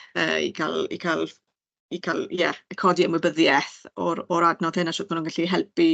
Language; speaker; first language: Welsh; native; Welsh